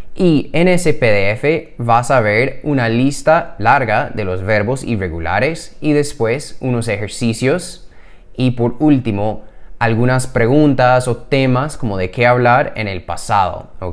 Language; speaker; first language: Spanish; non-native, fluent; English